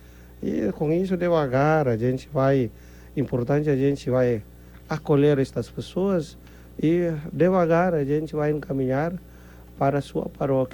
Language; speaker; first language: Portuguese; non-native, fluent; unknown